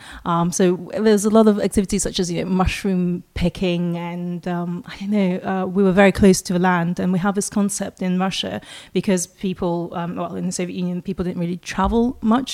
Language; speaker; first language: English; non-native, local second language; Russian